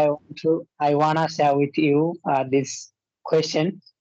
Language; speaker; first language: English; non-native, learner; Bangla